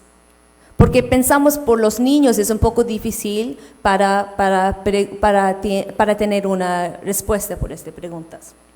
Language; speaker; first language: Spanish; non-native, fluent; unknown